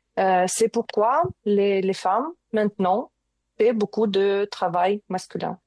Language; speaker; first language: French; non-native, learner; Ukrainian